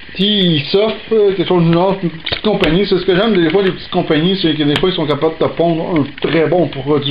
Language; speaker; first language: French; native; French